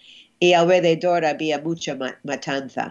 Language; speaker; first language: Spanish; non-native, fluent; English